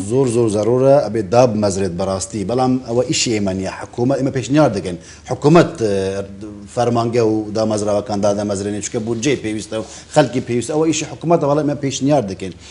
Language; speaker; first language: Central Kurdish; non-native, local second language; Kurdish